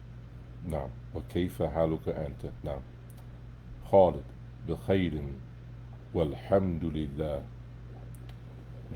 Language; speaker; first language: Arabic; non-native, fluent; English